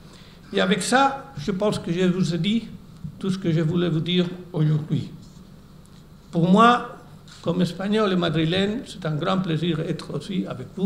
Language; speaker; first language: French; non-native, fluent; Spanish